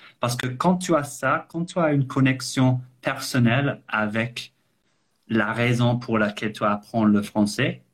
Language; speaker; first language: French; non-native, fluent; English